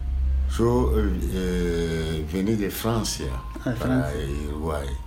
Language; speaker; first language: Spanish; non-native, learner; Lingala